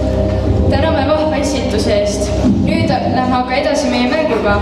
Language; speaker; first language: Estonian; native; Estonian